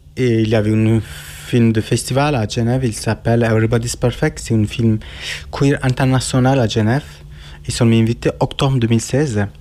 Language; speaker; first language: French; non-native, learner; Turkish